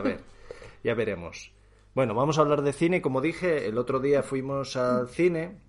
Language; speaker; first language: Spanish; native; Spanish